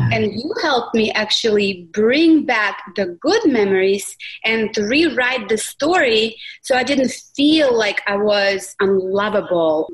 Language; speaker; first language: English; non-native, fluent; Russian